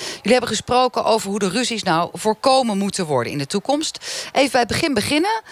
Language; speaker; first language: Dutch; native; Dutch